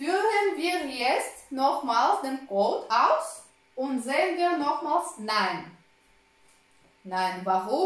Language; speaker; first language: German; non-native, fluent; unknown